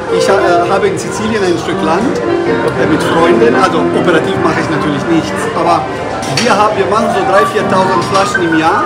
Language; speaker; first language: German; non-native, fluent; Italian